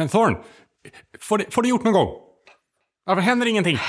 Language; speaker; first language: Swedish; native; Swedish